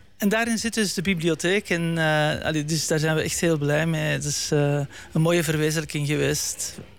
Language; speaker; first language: Dutch; native; Dutch